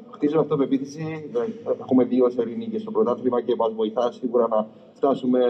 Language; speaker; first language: Greek; native; Greek